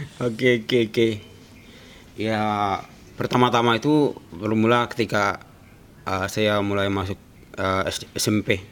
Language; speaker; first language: Indonesian; non-native, local second language; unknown